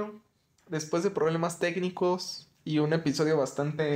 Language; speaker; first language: Spanish; native; Spanish